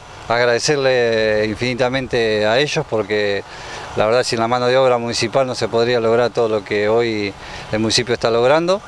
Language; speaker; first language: Spanish; native; Spanish